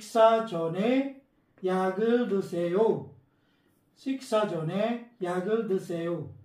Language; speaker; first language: Korean; non-native, fluent; Filipino